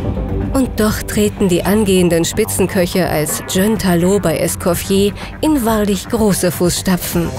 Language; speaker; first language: German; native; German